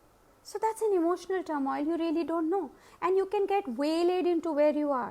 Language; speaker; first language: English; non-native, local second language; Hindi